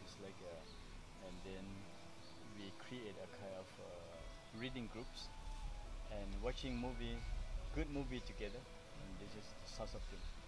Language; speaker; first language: English; non-native, fluent; Thai